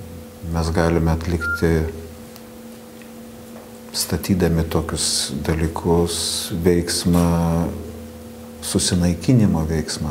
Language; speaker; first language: Lithuanian; native; Lithuanian